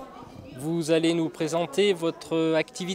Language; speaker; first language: French; native; French